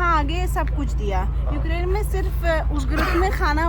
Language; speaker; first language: Hindi; non-native, learner; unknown